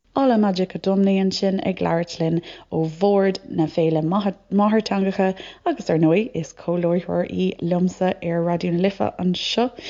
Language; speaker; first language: Irish; non-native, local second language; English